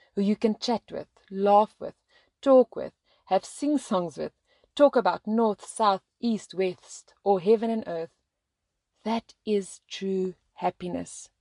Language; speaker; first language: English; non-native, local second language; Afrikaans